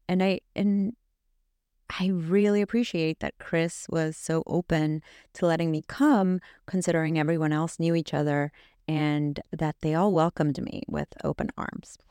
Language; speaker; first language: English; non-native, fluent; Spanish